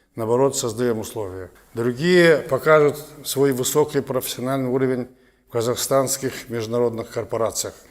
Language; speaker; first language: Russian; non-native, local second language; Kazakh